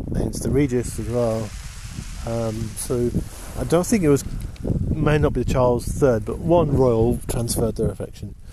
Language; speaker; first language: English; native; English